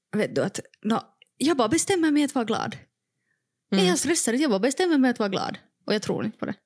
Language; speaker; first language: Swedish; non-native, local second language; Finnish